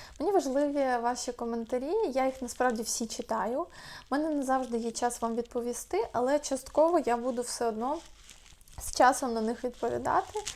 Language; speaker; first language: Ukrainian; non-native, local second language; Russian